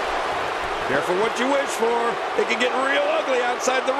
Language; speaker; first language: English; native; English